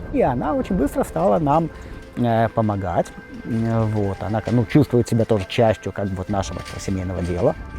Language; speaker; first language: Russian; native; Russian